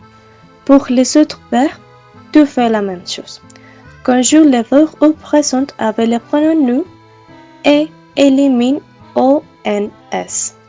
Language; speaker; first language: French; non-native, learner; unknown